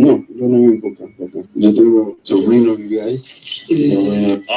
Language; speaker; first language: Spanish; non-native, learner; Haitian Creole